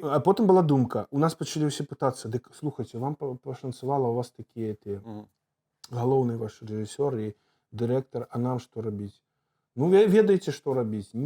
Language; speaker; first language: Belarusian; native; Belarusian